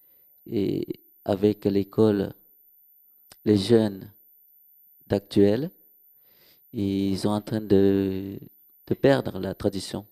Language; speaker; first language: French; non-native, local second language; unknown